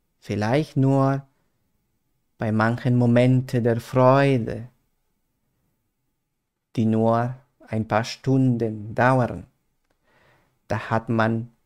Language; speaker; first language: German; non-native, fluent; Spanish